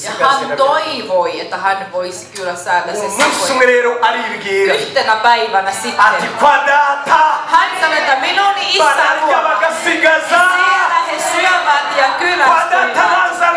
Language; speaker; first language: Finnish; non-native, fluent; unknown